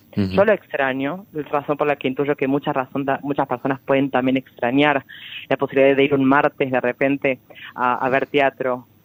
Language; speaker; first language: Spanish; native; Spanish